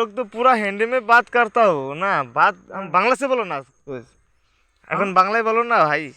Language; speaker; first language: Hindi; non-native, local second language; Bangla